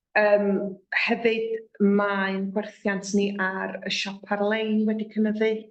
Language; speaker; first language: Welsh; native; Welsh